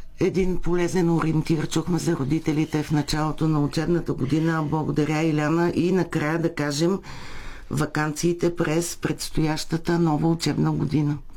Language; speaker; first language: Bulgarian; native; Bulgarian